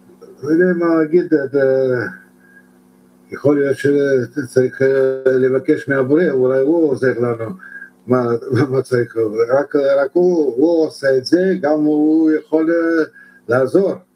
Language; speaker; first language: Hebrew; non-native, learner; Russian